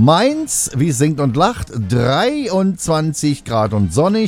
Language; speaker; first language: German; native; German